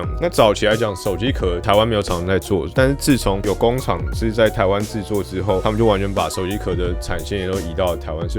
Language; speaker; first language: Chinese; native; Chinese